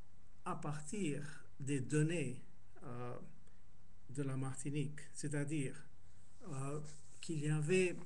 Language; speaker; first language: French; non-native, fluent; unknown